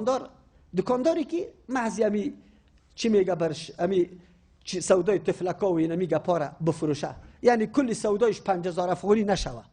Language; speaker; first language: Persian; native; Persian